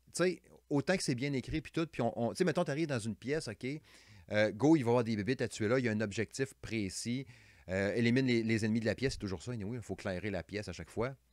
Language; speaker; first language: French; native; French